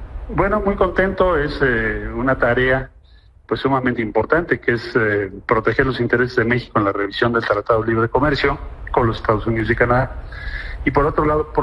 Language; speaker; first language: Spanish; native; Spanish